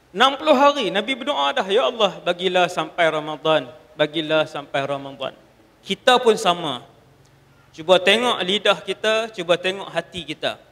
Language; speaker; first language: Malay; native; Malay